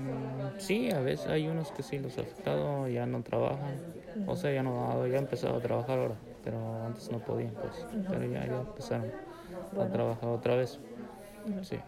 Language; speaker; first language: Spanish; native; Spanish